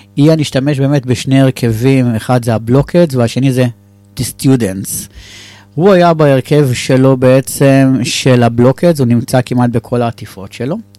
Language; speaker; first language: Hebrew; native; Hebrew